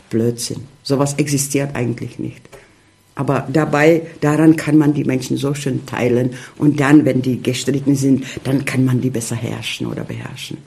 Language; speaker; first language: German; early bilingual, heritage; Czech